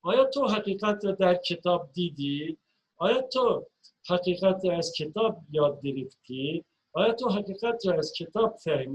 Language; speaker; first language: Persian; non-native, fluent; Turkish